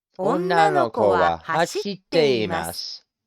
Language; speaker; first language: Japanese; non-native, learner; English